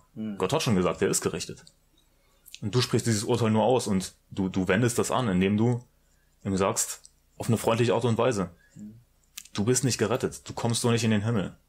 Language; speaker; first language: German; native; German